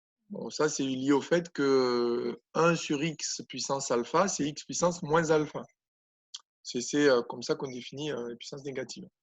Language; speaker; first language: French; native; French